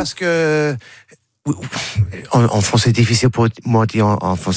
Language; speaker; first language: French; non-native, learner; English